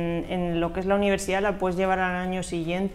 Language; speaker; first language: Spanish; native; Spanish